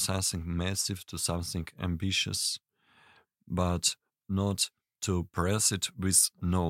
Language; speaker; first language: English; non-native, learner; Russian